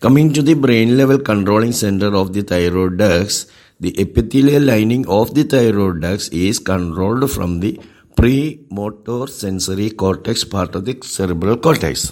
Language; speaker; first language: English; non-native, local second language; Malayalam